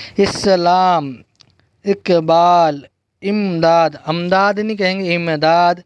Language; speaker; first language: Urdu; native; Urdu